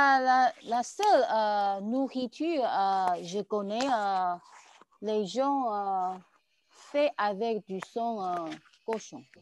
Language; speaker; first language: French; non-native, learner; Chinese